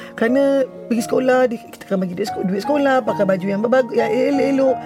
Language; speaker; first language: Malay; native; Malay